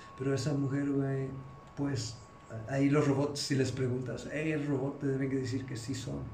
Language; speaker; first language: Spanish; early bilingual, heritage; Spanish